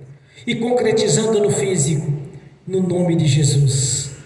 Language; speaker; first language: Portuguese; native; Portuguese